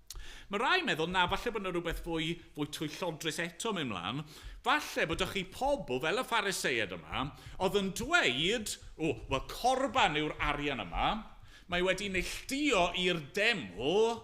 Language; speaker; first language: Welsh; native; Welsh